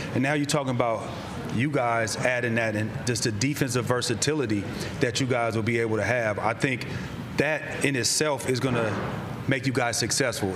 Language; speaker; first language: English; native; English